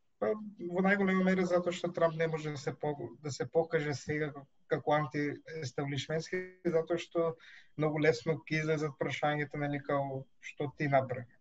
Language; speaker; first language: Macedonian; native; Macedonian